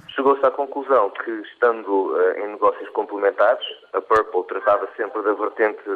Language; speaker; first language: Portuguese; non-native, fluent; English